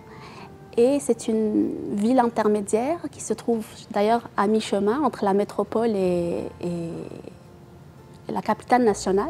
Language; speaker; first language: French; non-native, local second language; Arabic